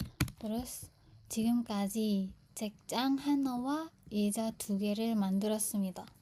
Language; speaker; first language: Korean; non-native, fluent; Indonesian